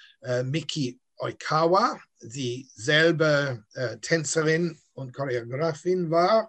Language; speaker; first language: German; non-native, fluent; English